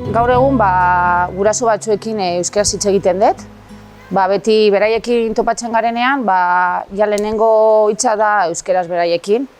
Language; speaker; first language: Basque; non-native, local second language; Spanish